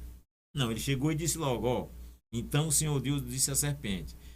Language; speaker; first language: Portuguese; native; Portuguese